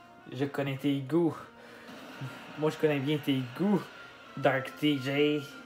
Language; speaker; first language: French; native; French